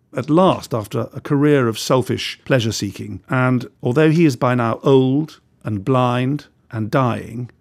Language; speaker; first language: English; native; English